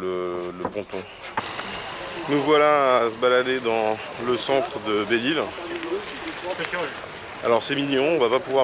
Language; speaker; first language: French; native; French